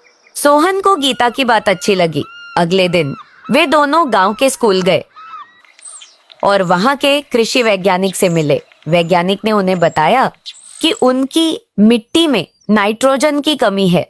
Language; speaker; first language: Hindi; native; Hindi